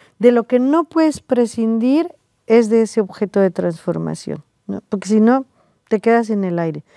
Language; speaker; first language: Spanish; native; Spanish